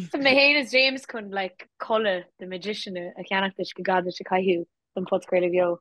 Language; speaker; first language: Irish; non-native, local second language; English